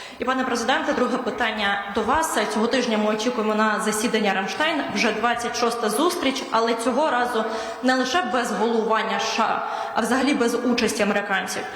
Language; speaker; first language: Ukrainian; native; Ukrainian